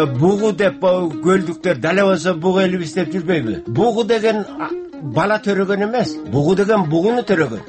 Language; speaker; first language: Kyrgyz; native; Kyrgyz